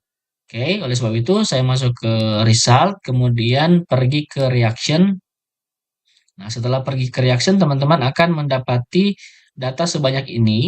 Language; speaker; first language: Indonesian; native; Indonesian